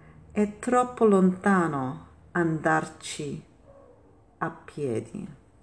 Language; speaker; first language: Italian; native; Italian